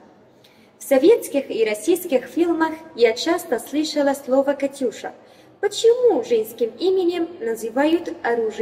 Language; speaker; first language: Russian; non-native, learner; Arabic